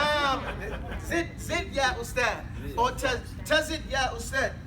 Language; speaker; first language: Arabic; non-native, fluent; English